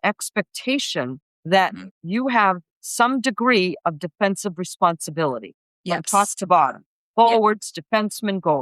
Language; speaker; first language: English; native; English